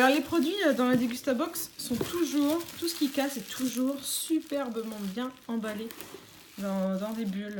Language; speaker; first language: French; native; French